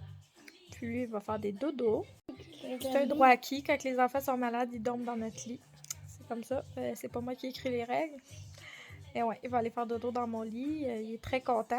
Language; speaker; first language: French; native; French